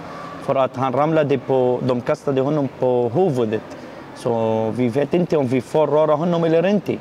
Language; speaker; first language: Swedish; non-native, learner; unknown